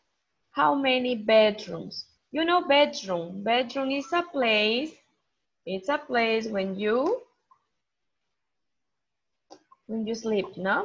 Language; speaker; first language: English; non-native, fluent; Spanish